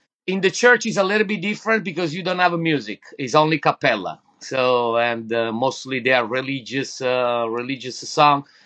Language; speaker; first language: English; non-native, fluent; Italian